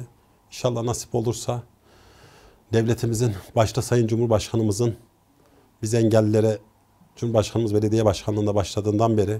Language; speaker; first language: Turkish; native; Turkish